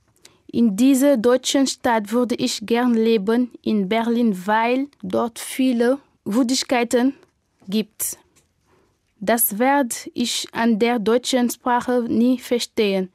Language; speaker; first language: German; non-native, learner; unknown